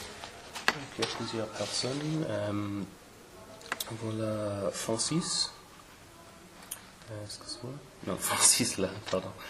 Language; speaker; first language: French; non-native, fluent; English